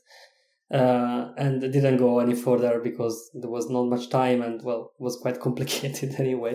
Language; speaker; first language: English; non-native, fluent; Italian